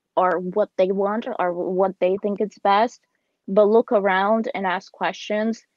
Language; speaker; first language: English; non-native, fluent; Portuguese